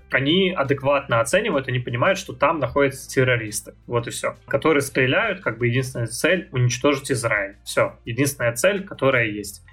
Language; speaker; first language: Russian; native; Russian